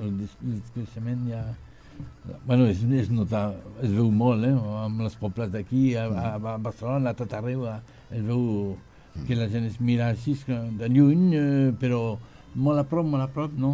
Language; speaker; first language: Catalan; non-native, learner; French